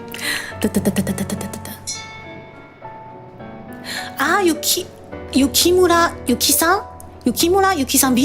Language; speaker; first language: Chinese; native; Chinese